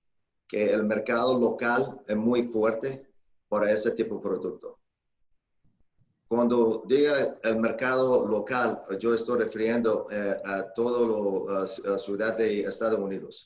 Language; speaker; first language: Spanish; non-native, fluent; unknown